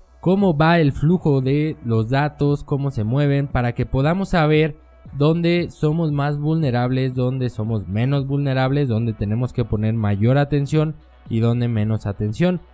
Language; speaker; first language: Spanish; native; Spanish